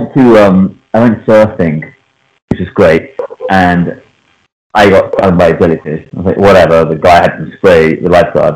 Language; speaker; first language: English; non-native, local second language; Punjabi